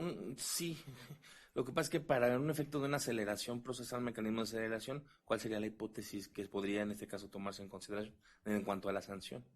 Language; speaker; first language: Spanish; native; Spanish